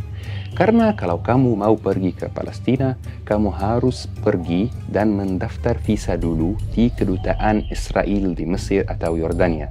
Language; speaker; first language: Indonesian; non-native, fluent; Arabic